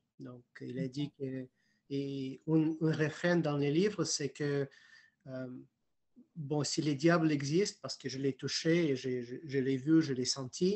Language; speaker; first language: French; non-native, fluent; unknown